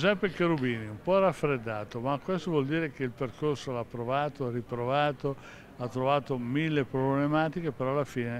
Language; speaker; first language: Italian; native; Italian